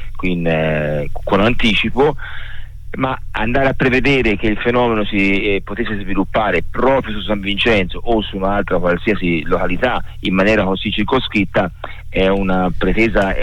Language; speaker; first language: Italian; native; Italian